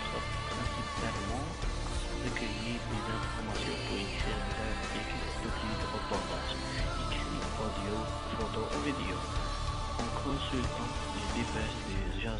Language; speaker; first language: French; non-native, learner; Arabic